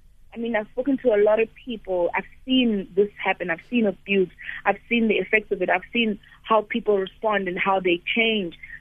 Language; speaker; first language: English; non-native, local second language; Xhosa